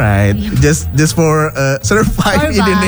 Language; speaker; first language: English; non-native, learner; Indonesian